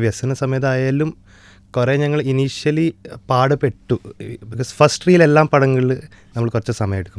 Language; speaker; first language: Malayalam; non-native, fluent; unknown